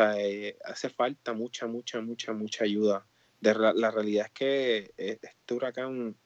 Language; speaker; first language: Spanish; native; Spanish